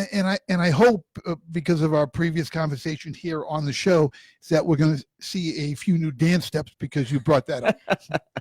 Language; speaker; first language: English; native; English